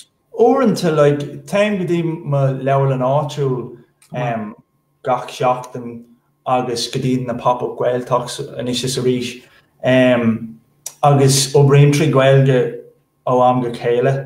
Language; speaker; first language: Irish; non-native, local second language; English